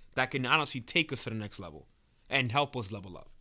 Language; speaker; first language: English; early bilingual, other home language; Spanish